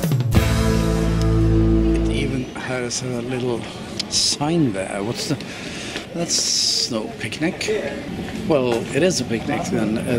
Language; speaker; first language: English; non-native, fluent; Swedish